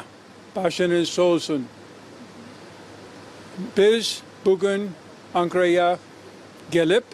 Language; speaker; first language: Turkish; non-native, learner; English